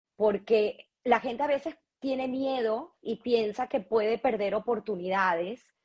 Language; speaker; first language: Spanish; native; Spanish